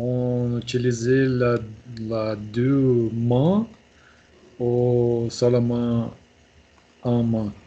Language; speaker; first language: French; non-native, learner; Portuguese